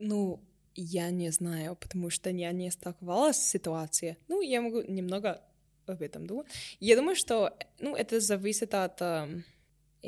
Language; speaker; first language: Russian; non-native, learner; English